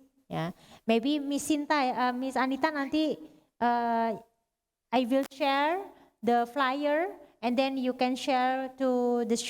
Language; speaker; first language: English; non-native, learner; Indonesian